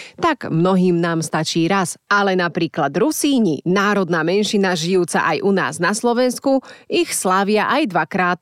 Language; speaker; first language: Slovak; native; Slovak